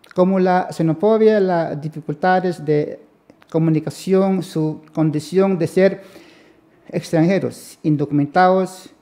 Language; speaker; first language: Spanish; non-native, local second language; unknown